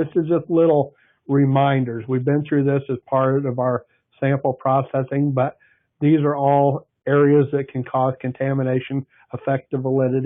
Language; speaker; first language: English; native; English